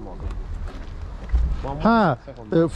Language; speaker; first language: English; non-native, learner; Italian